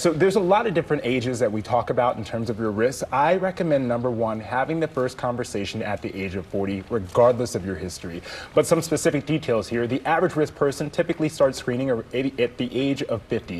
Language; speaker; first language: English; native; English